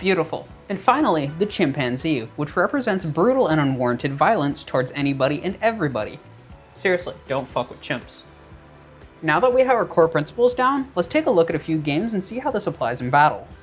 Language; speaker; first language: English; native; English